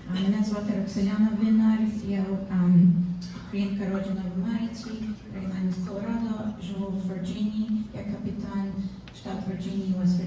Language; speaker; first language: Ukrainian; early bilingual, heritage; Ukrainian